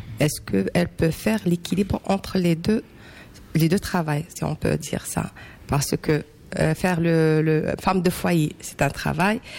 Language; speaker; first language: French; non-native, local second language; Arabic